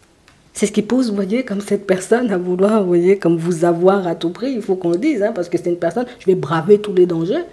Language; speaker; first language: French; native; French